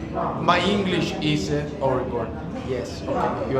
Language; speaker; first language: English; non-native, learner; Italian